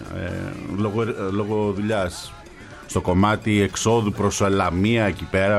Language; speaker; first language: Greek; native; Greek